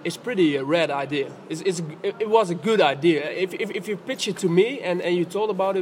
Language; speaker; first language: English; non-native, fluent; Dutch